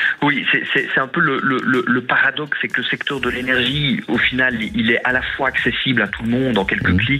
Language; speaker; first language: French; native; French